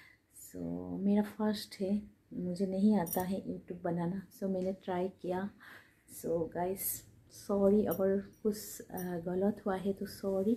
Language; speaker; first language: Hindi; non-native, local second language; Assamese